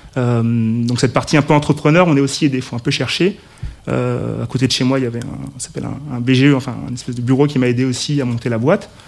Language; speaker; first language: French; native; French